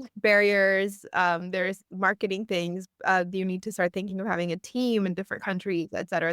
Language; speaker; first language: English; native; English